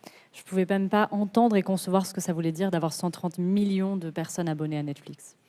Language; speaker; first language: French; native; French